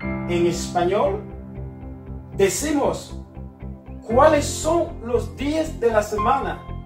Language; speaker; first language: Spanish; non-native, fluent; Haitian Creole